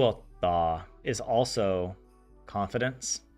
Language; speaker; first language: Finnish; non-native, learner; English